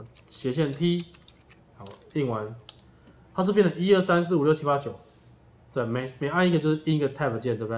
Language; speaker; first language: Chinese; native; Chinese